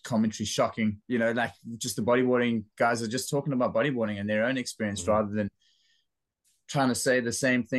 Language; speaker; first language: English; native; English